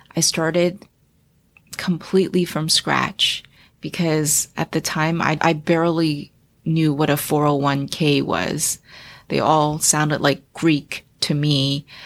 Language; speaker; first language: English; early bilingual, other home language; Chinese